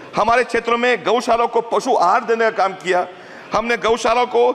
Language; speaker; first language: Hindi; native; Hindi